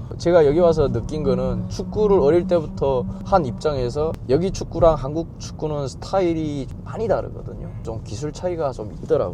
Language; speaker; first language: Korean; native; Korean